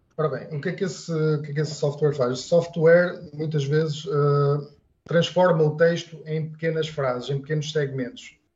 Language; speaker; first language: Portuguese; native; Portuguese